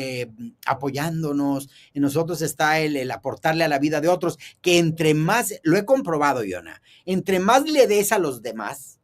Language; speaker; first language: Spanish; native; Spanish